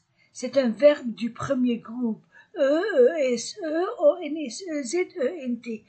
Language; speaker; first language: French; non-native, fluent; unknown